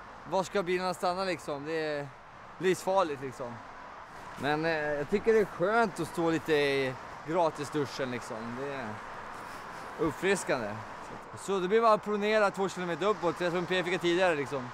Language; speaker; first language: Swedish; native; Swedish